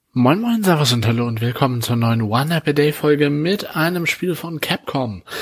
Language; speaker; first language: German; native; German